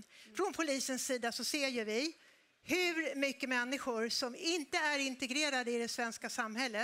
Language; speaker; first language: Swedish; native; Swedish